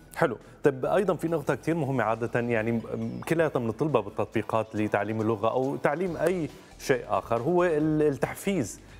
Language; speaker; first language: Arabic; native; Arabic